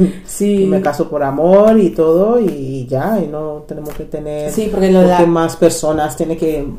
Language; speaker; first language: Spanish; non-native, fluent; English